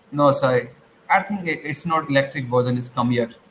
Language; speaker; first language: English; non-native, learner; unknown